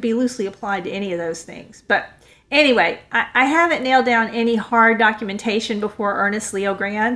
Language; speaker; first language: English; native; English